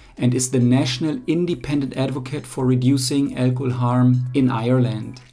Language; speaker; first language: English; non-native, fluent; German